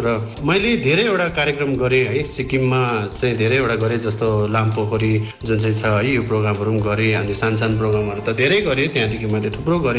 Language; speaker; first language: Nepali; native; Nepali